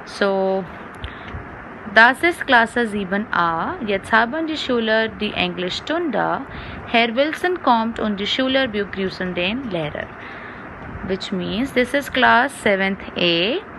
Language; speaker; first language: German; non-native, fluent; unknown